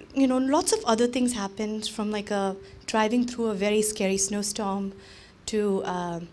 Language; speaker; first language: English; early bilingual, other home language; Hindi